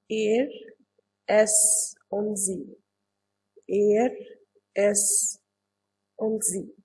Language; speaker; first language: German; non-native, learner; Arabic